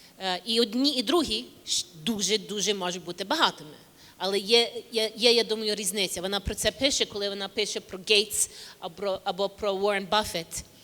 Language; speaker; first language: Ukrainian; early bilingual, heritage; English